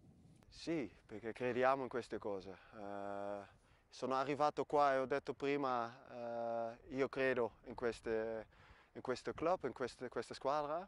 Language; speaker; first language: Italian; non-native, fluent; Dutch